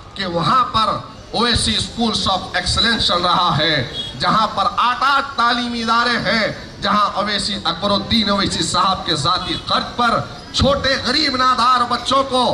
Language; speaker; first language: Urdu; native; Urdu